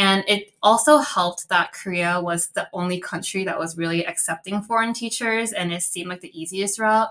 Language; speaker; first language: English; early bilingual, other home language; Cantonese